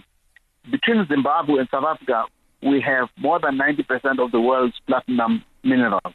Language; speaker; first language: English; non-native, local second language; Xhosa